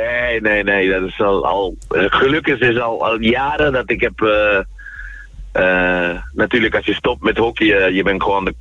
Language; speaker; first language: Dutch; non-native, fluent; Spanish